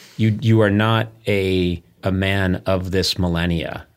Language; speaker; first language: English; native; English